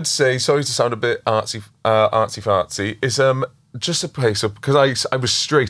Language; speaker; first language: English; native; English